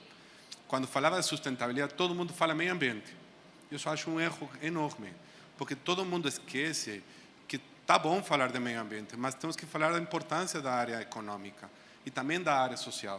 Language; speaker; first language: Portuguese; non-native, fluent; Spanish